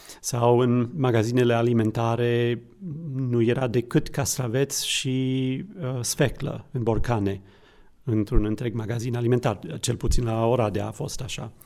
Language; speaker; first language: Romanian; non-native, fluent; English